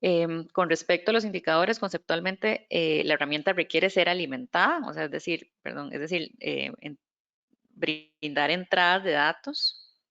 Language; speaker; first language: Spanish; native; Spanish